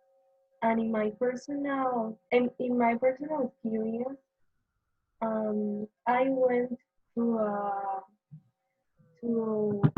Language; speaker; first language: English; non-native, learner; Spanish